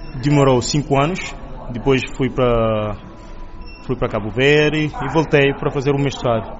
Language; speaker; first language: Portuguese; non-native, local second language; Kabuverdianu